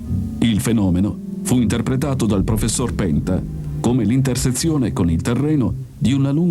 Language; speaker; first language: Italian; native; Italian